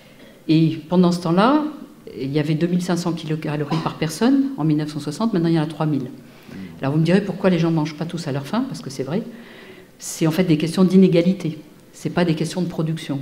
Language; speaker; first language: French; native; French